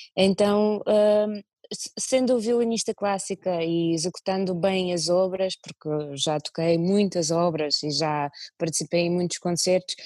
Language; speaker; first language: Portuguese; non-native, fluent; Russian